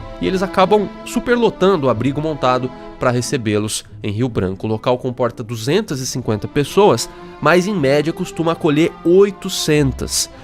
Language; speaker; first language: Portuguese; native; Portuguese